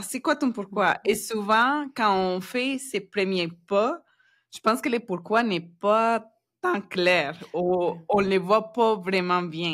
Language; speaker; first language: French; non-native, fluent; Spanish